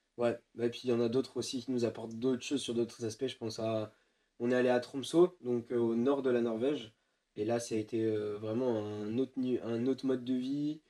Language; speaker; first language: French; native; French